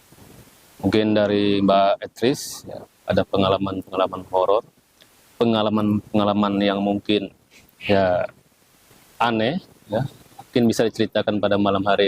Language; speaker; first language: Indonesian; native; Indonesian